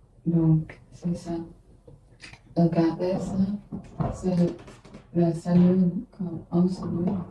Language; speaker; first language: French; non-native, learner; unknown